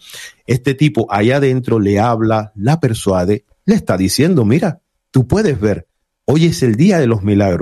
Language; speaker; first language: Spanish; native; Spanish